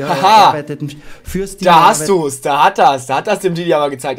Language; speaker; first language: German; native; German